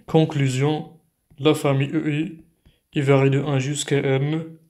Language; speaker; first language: French; non-native, local second language; Arabic